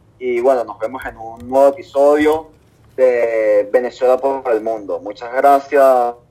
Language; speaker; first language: Spanish; native; Spanish